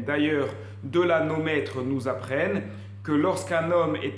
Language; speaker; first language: French; native; French